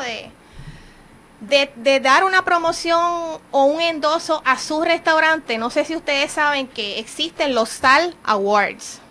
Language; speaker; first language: Spanish; native; Spanish